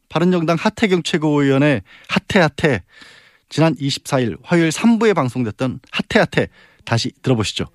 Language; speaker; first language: Korean; native; Korean